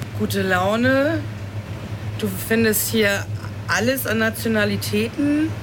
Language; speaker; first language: German; native; German